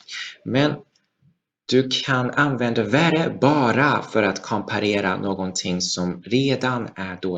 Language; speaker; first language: Swedish; non-native, fluent; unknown